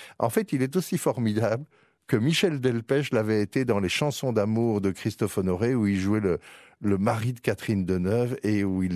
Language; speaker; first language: French; native; French